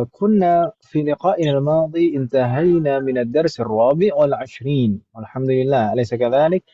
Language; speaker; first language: Arabic; non-native, fluent; Indonesian